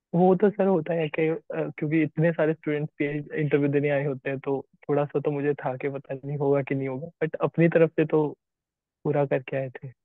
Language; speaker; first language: Hindi; native; Hindi